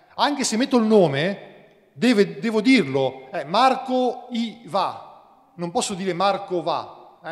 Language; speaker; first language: Italian; native; Italian